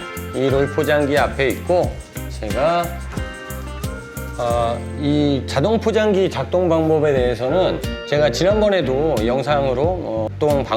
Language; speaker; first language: Korean; native; Korean